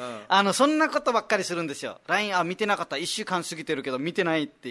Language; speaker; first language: Japanese; non-native, fluent; Nepali